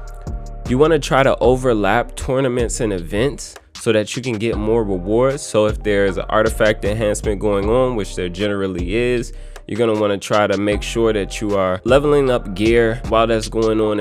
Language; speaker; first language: English; native; English